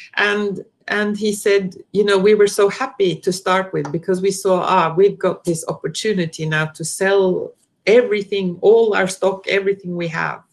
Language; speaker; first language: English; non-native, fluent; Norwegian